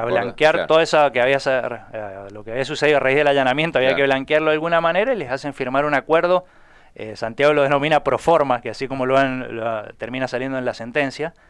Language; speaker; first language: Spanish; native; Spanish